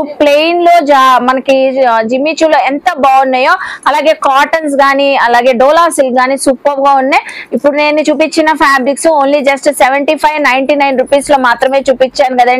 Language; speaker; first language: Telugu; native; Telugu